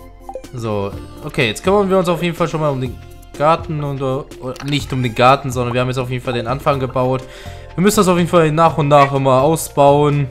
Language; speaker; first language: German; native; German